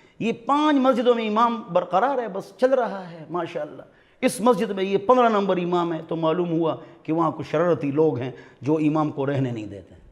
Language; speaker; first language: Urdu; non-native, local second language; Pashto